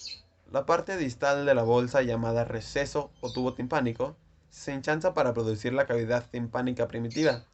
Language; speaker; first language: Spanish; native; Spanish